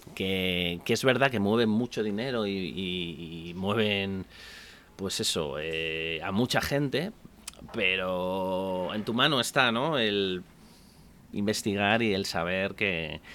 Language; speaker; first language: Spanish; native; Spanish